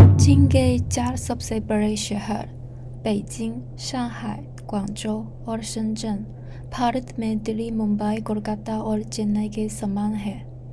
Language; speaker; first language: Hindi; non-native, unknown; Chinese